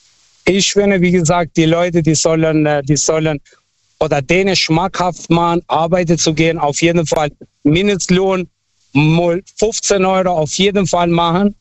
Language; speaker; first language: German; non-native, fluent; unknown